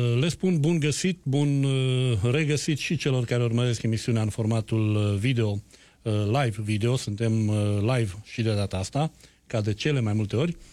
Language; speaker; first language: Romanian; native; Romanian